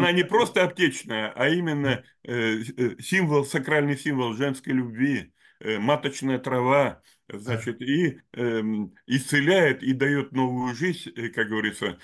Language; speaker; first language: Russian; native; Russian